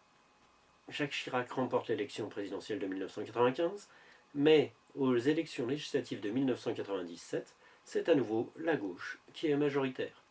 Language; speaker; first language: French; native; French